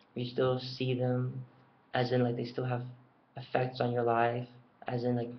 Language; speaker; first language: English; native; English